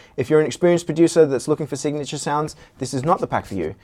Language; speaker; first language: English; native; English